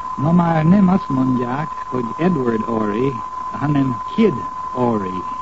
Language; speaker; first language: Hungarian; non-native, fluent; English